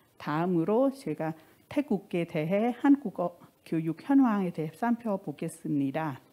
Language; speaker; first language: Korean; non-native, fluent; Thai